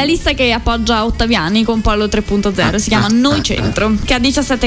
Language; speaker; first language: Italian; native; Italian